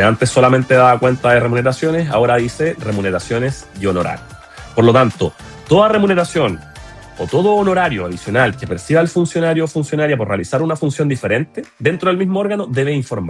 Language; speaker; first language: Spanish; native; Spanish